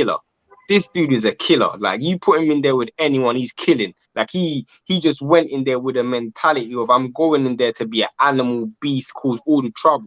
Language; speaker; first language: English; native; English